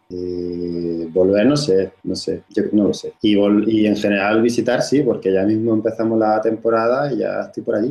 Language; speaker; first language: Spanish; native; Spanish